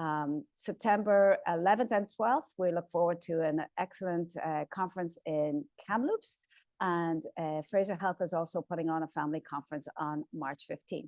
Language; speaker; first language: English; native; English